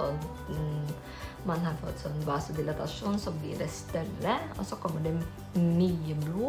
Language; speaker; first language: Norwegian; non-native, fluent; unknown